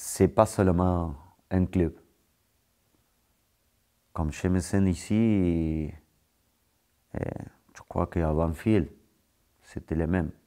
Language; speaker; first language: French; non-native, fluent; Spanish